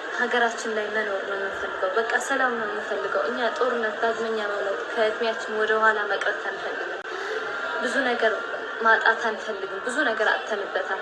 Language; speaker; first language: Amharic; non-native, local second language; Tigrinya